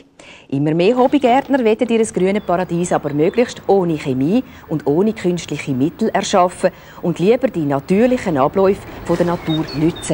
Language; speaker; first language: German; native; German